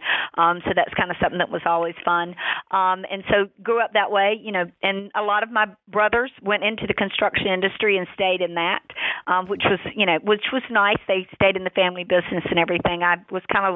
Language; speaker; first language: English; native; English